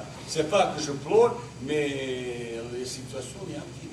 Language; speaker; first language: French; non-native, learner; Bosnian